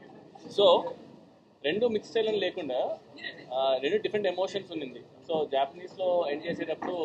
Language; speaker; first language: Telugu; native; Telugu